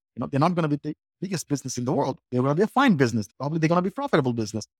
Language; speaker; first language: English; non-native, local second language; Bangla